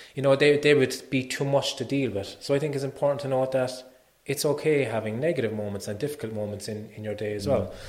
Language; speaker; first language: English; native; English